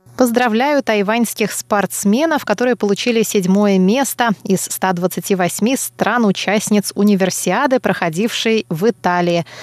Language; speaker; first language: Russian; non-native, fluent; Chinese